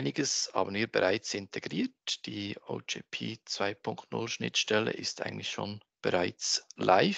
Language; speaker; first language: German; native; German